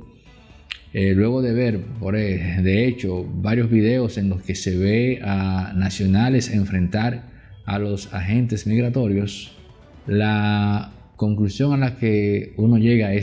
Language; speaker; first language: Spanish; native; Spanish